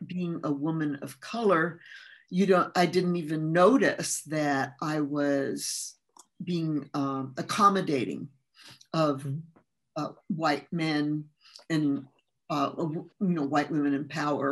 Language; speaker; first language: English; early bilingual, other home language; Spanish